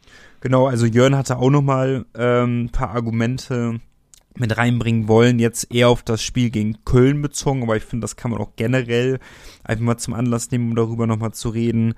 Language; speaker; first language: German; native; German